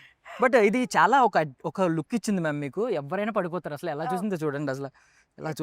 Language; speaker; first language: Telugu; native; Telugu